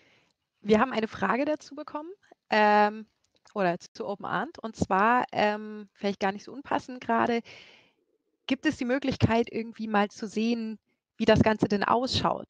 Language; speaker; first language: German; native; German